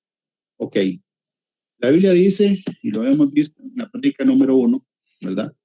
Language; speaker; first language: Spanish; native; Spanish